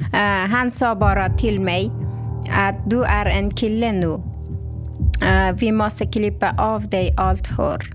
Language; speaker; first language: Swedish; non-native, local second language; Persian